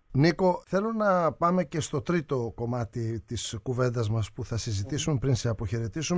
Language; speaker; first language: Greek; native; Greek